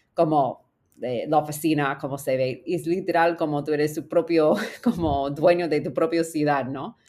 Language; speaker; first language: Spanish; non-native, fluent; English